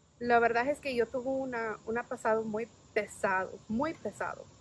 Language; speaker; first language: Spanish; non-native, learner; English